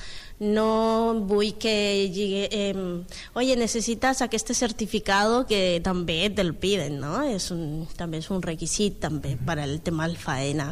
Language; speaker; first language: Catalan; non-native, learner; Spanish